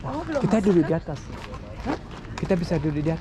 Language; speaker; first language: Indonesian; early bilingual, heritage; German